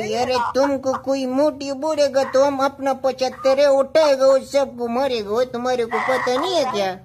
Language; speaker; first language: Hindi; non-native, local second language; Pashto